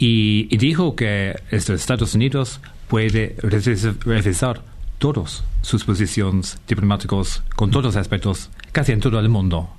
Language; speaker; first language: Spanish; non-native, fluent; English